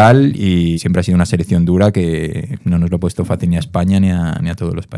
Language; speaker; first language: Spanish; native; Spanish